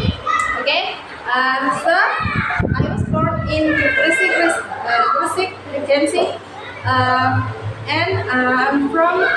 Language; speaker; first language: English; non-native, learner; Indonesian